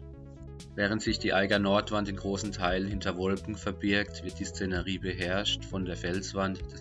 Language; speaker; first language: German; native; German